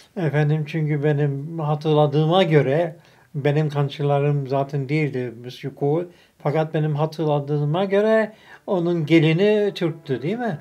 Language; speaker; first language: Turkish; early bilingual, other home language; German